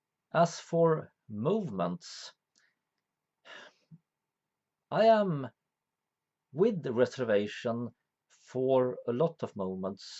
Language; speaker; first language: English; non-native, fluent; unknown